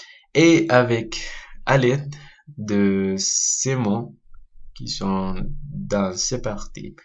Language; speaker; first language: French; non-native, learner; Spanish